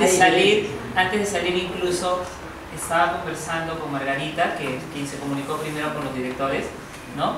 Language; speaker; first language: Spanish; native; Spanish